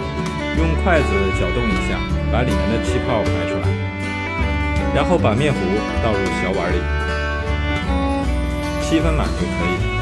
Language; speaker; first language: Chinese; native; Chinese